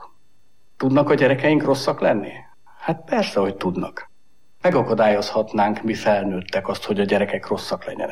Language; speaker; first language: Hungarian; native; Hungarian